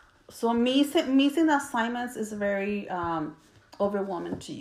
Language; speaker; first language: English; early bilingual, other home language; Spanish